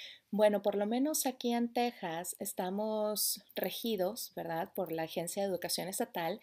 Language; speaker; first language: Spanish; native; Spanish